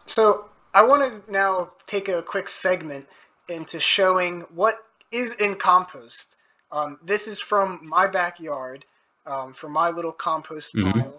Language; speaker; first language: English; native; English